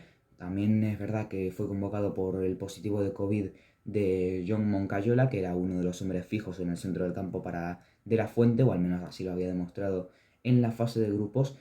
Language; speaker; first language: Spanish; native; Spanish